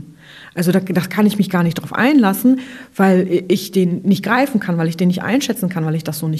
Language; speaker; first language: German; native; German